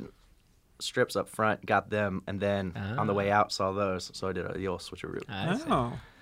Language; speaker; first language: English; native; English